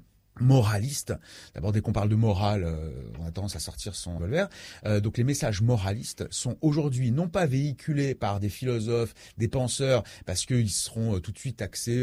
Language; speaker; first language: French; native; French